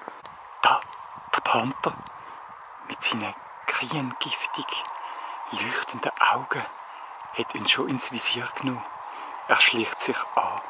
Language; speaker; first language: German; native; German